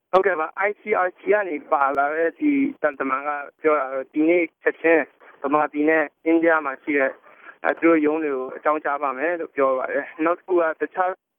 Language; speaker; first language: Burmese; non-native, local second language; Kachin